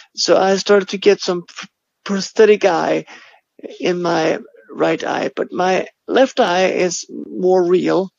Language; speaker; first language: English; non-native, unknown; Swedish